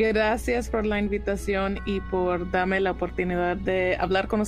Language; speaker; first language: Spanish; early bilingual, heritage; Spanish